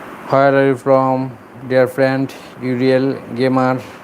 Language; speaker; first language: English; non-native, local second language; Bangla